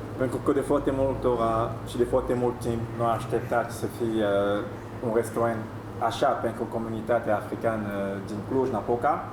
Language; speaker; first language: Romanian; non-native, fluent; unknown